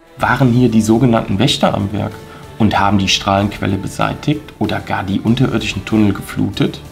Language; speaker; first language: German; native; German